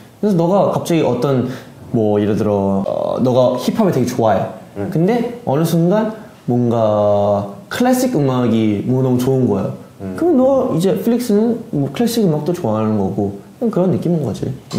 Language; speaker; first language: Korean; early bilingual, heritage; Korean